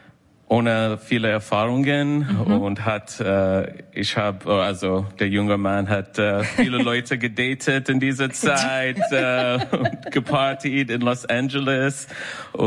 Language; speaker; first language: German; non-native, learner; English